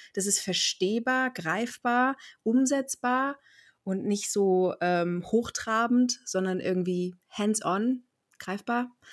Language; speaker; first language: German; native; German